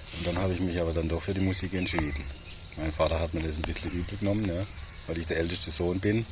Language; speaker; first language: German; native; German